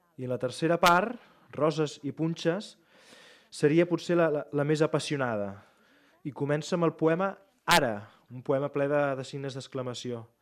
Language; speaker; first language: Catalan; native; Catalan